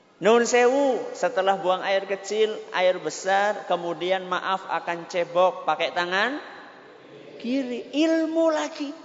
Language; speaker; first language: Indonesian; non-native, local second language; Javanese